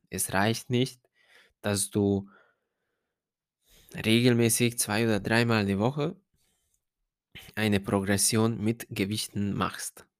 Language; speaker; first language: German; non-native, fluent; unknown